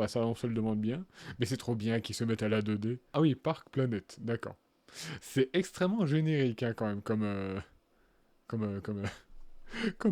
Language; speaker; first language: French; native; French